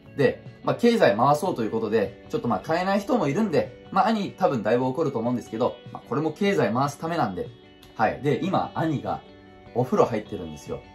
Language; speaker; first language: Japanese; non-native, fluent; Turkish